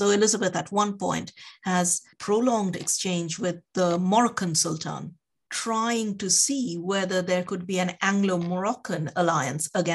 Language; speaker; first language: English; non-native, local second language; Bangla